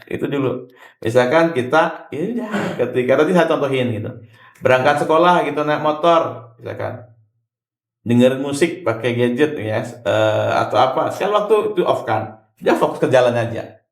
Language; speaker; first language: Indonesian; native; Indonesian